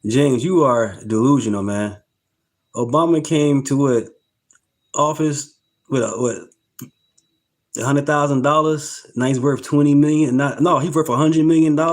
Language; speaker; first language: English; native; English